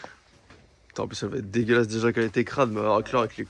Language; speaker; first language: French; native; French